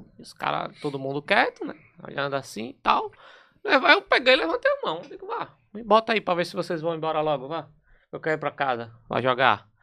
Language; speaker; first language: Portuguese; native; Portuguese